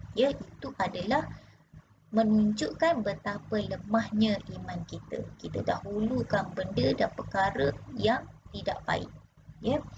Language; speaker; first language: Malay; native; Malay